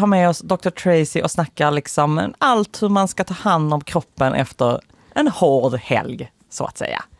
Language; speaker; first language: Swedish; native; Swedish